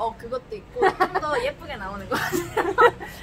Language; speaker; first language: Korean; early bilingual, heritage; Korean